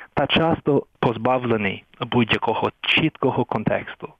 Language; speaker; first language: Ukrainian; non-native, fluent; English